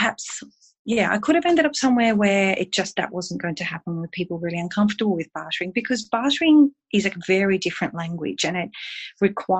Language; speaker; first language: English; native; English